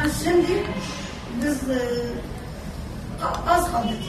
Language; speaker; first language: Turkish; non-native, local second language; Kurdish